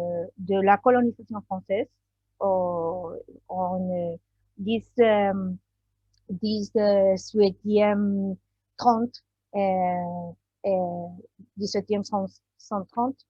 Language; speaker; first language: French; non-native, learner; Spanish